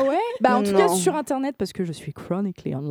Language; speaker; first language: French; native; French